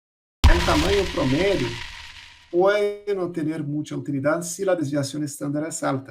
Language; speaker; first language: Spanish; non-native, fluent; Portuguese